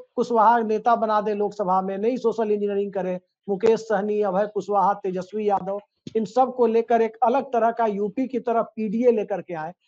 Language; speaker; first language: Hindi; native; Hindi